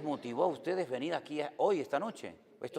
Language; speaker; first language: Spanish; native; Spanish